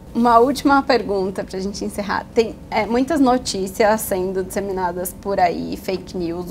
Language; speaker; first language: Portuguese; native; Portuguese